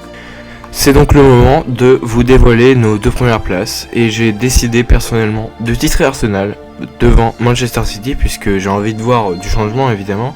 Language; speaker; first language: French; native; French